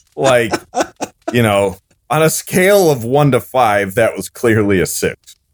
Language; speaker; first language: English; native; English